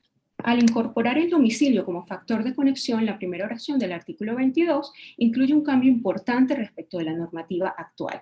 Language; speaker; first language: Spanish; native; Spanish